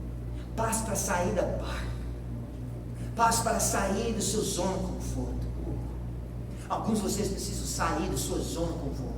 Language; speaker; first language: Portuguese; non-native, fluent; English